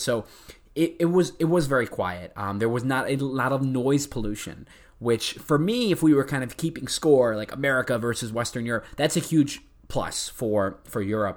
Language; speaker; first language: English; native; English